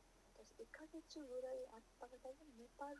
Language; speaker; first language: Japanese; non-native, learner; Nepali